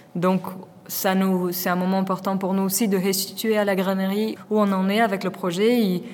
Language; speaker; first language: French; non-native, fluent; Portuguese